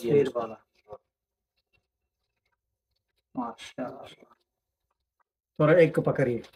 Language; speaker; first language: Hindi; non-native, learner; Bangla